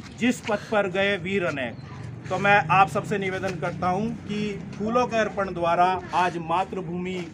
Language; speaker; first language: Hindi; native; Hindi